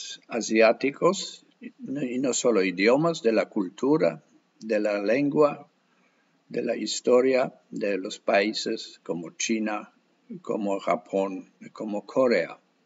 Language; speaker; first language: Spanish; non-native, fluent; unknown